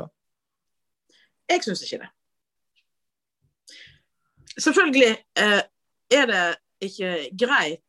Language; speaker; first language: Norwegian; native; Norwegian